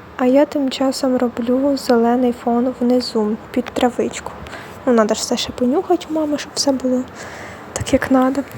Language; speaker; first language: Ukrainian; non-native, local second language; Russian